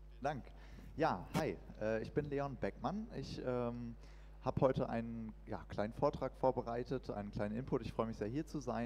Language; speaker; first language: German; native; German